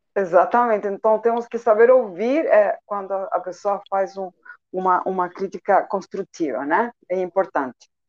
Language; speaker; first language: Portuguese; non-native, fluent; Spanish